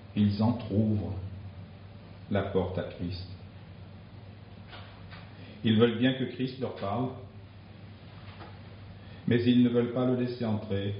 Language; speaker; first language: French; native; French